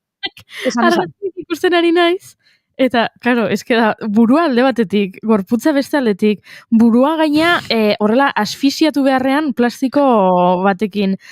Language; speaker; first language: Basque; native; Basque